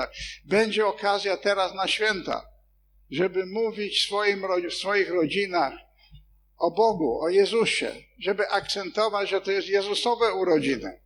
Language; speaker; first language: Polish; non-native, fluent; English